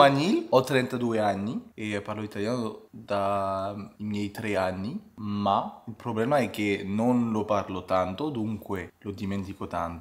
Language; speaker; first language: Italian; early bilingual, heritage; Italian